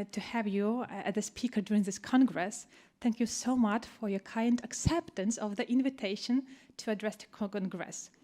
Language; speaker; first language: English; non-native, fluent; Ukrainian